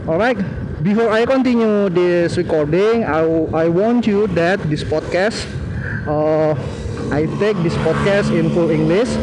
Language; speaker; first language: English; non-native, learner; Indonesian